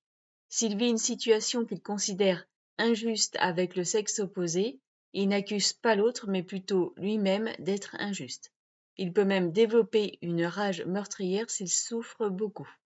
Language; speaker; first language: French; native; French